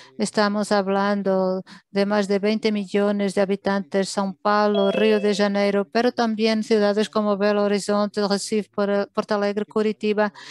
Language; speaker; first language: Spanish; non-native, fluent; Italian